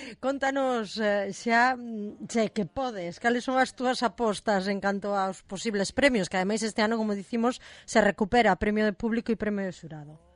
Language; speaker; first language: Galician; native; Galician